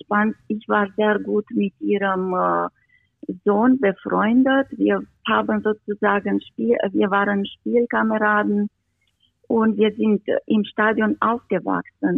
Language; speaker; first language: German; non-native, fluent; Romanian